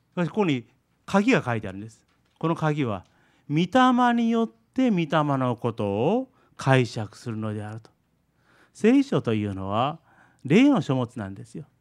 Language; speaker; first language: Japanese; early bilingual, heritage; Japanese